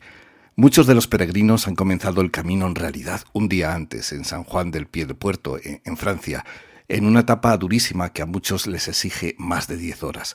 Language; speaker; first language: Spanish; native; Spanish